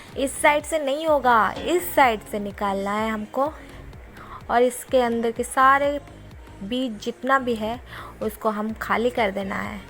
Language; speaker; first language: Hindi; non-native, local second language; Odia